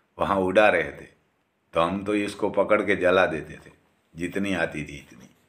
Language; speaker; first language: Hindi; non-native, local second language; Gujarati